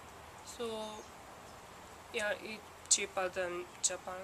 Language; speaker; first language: English; non-native, learner; Japanese